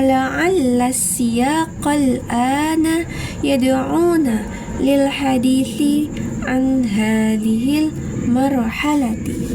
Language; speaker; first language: Arabic; non-native, learner; Indonesian